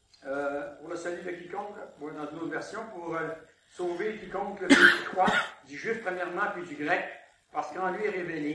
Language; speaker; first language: French; native; French